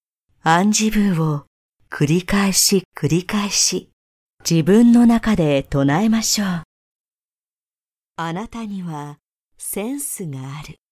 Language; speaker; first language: Japanese; native; Japanese